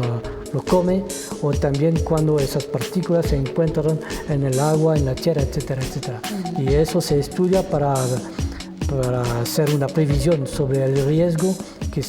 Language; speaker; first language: Spanish; non-native, fluent; French